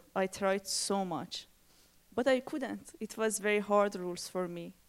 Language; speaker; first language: English; non-native, learner; Persian